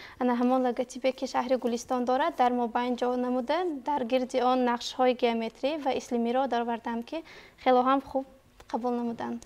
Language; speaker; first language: Tajik; native; Tajik